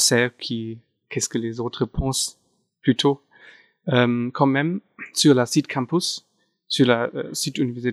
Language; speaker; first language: French; non-native, fluent; German